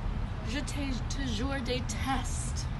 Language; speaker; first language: French; non-native, learner; English